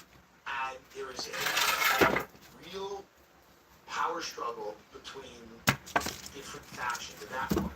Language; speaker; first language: English; native; English